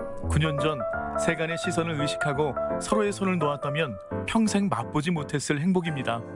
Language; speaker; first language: Korean; native; Korean